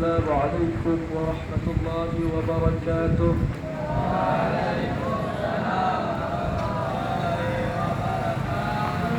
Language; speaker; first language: Arabic; non-native, learner; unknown